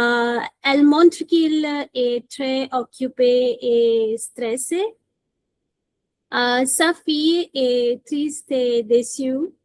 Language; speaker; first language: French; non-native, learner; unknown